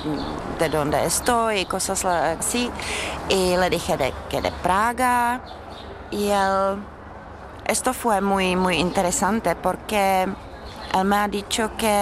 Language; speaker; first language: Spanish; non-native, fluent; Czech